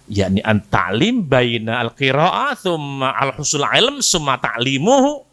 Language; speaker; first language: Arabic; non-native, fluent; Indonesian